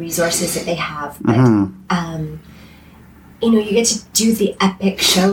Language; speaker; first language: English; native; English